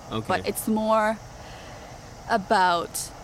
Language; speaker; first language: English; non-native, fluent; Japanese